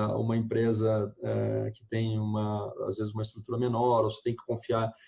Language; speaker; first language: Portuguese; native; Portuguese